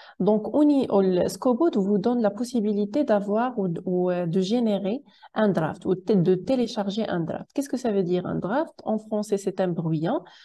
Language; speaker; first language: French; non-native, local second language; Arabic